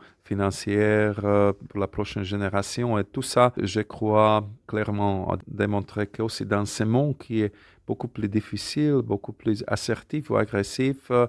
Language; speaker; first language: French; non-native, fluent; Slovak